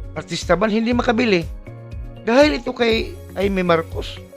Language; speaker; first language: Filipino; non-native, local second language; Cebuano